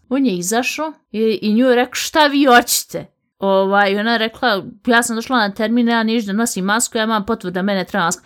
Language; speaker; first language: Bosnian; early bilingual, heritage; Bosnian